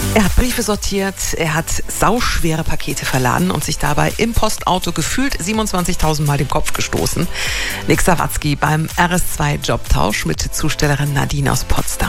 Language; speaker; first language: German; native; German